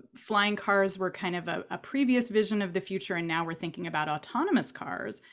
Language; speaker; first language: English; native; English